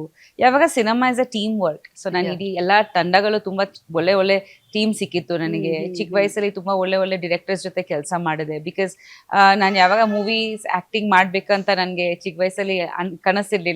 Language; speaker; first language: Kannada; non-native, local second language; Bangla